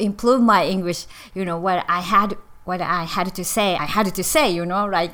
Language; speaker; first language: English; non-native, learner; Japanese